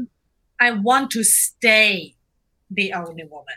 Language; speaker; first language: English; non-native, fluent; German